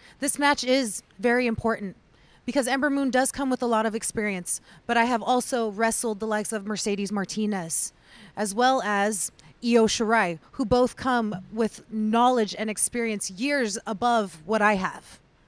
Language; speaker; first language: English; early bilingual, other home language; Spanish